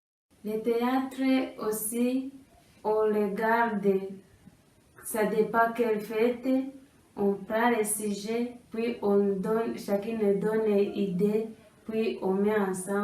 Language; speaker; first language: French; non-native, local second language; Kinyarwanda